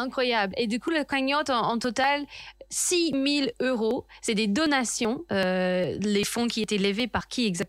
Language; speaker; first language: French; native; French